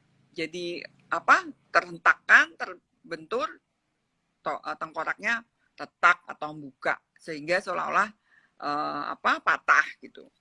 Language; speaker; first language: Indonesian; native; Indonesian